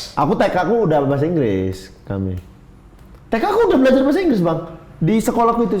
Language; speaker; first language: Indonesian; non-native, local second language; Min Nan Chinese